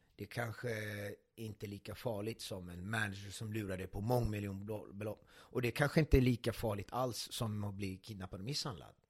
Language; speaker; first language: Swedish; native; Swedish